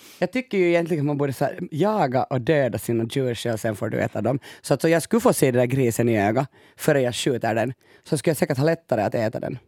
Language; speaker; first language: Swedish; native; Swedish